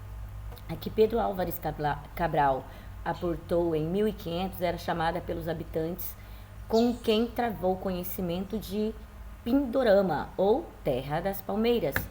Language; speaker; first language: Portuguese; native; Portuguese